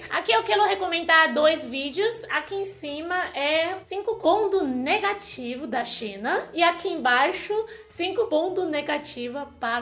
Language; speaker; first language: Portuguese; non-native, fluent; Chinese